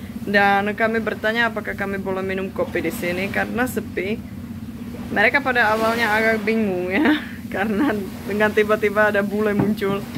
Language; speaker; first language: Indonesian; non-native, fluent; Czech